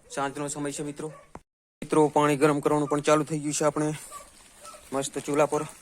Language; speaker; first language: Gujarati; non-native, local second language; Rathawi